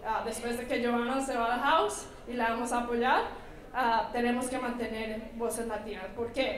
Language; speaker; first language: Spanish; early bilingual, heritage; Spanish